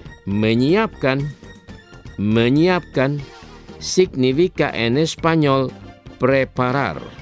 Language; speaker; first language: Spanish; non-native, fluent; Indonesian